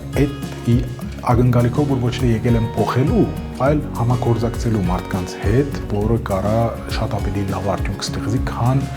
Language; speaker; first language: Armenian; early bilingual, heritage; Armenian